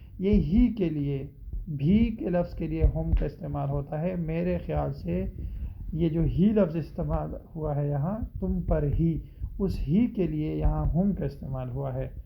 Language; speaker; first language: Urdu; non-native, local second language; Pashto